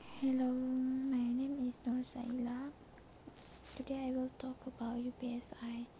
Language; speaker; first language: English; non-native, learner; Malay